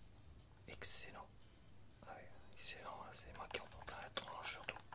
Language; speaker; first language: French; native; French